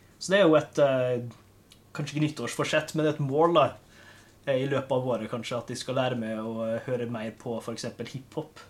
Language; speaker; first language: Norwegian; native; Norwegian